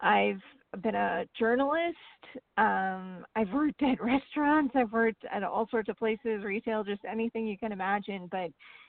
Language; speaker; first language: English; native; English